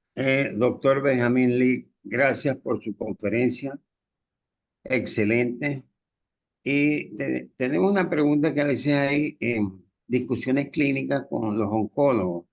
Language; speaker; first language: Spanish; native; Spanish